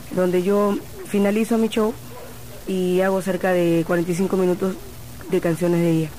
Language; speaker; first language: Spanish; native; Spanish